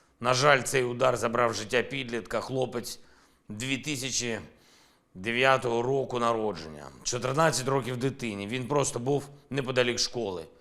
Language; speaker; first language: Ukrainian; non-native, local second language; Russian